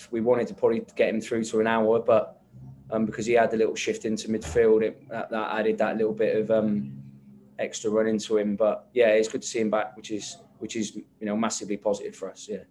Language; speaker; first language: English; native; English